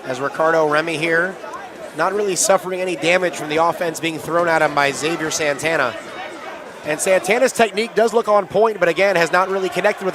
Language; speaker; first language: English; native; English